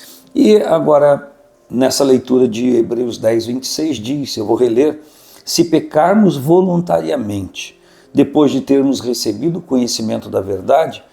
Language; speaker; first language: Portuguese; native; Portuguese